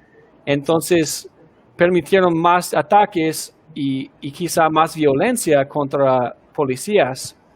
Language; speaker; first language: Spanish; non-native, fluent; English